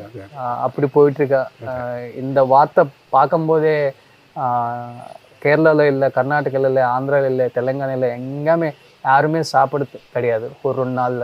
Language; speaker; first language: Tamil; non-native, local second language; Telugu